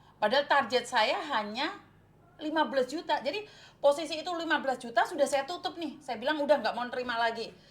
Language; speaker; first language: Indonesian; non-native, local second language; Javanese